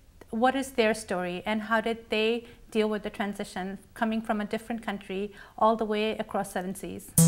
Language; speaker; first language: English; early bilingual, other home language; Bangla